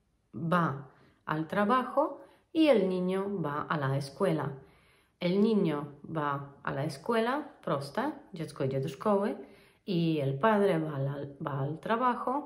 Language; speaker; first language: Spanish; non-native, fluent; Polish